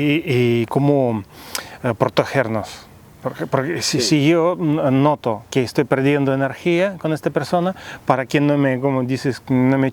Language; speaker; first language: Spanish; non-native, fluent; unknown